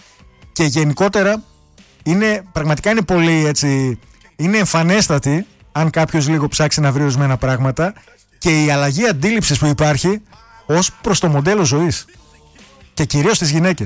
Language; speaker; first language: Greek; native; Greek